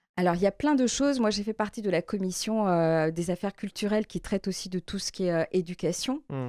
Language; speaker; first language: French; native; French